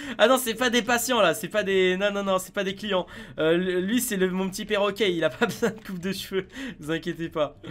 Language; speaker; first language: French; native; French